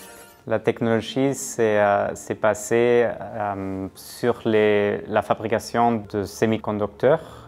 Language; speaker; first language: French; non-native, fluent; German